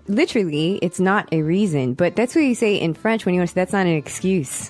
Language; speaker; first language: English; native; English